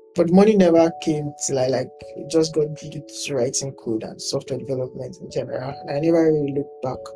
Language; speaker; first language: English; non-native, local second language; Yoruba